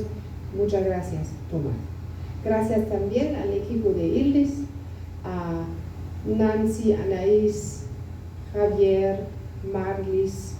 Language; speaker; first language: Spanish; non-native, fluent; German